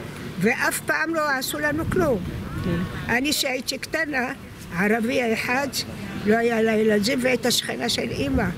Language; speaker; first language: Hebrew; non-native, fluent; Arabic